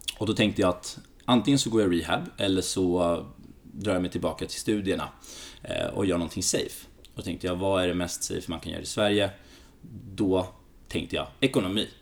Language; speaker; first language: Swedish; early bilingual, other home language; Greek